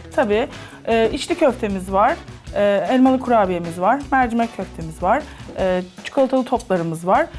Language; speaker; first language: Turkish; native; Turkish